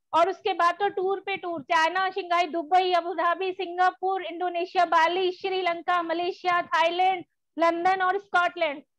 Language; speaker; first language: Hindi; native; Hindi